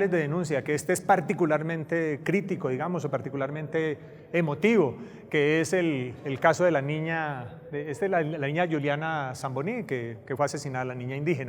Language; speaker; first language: Spanish; native; Spanish